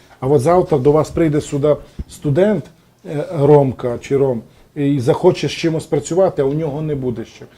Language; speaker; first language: Ukrainian; non-native, local second language; Romany